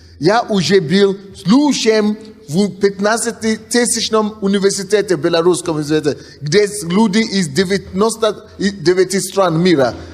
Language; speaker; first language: Russian; non-native, fluent; Yoruba